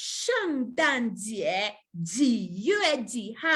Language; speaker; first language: Chinese; non-native, fluent; English